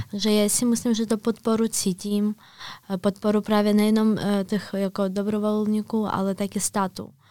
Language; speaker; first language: Czech; non-native, fluent; Ukrainian